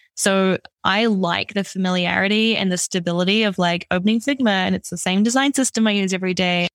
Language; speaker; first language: English; native; English